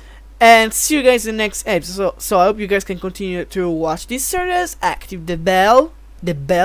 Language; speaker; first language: English; non-native, fluent; Italian